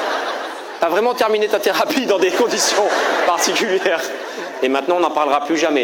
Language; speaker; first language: French; native; French